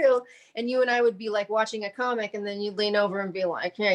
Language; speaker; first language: English; native; English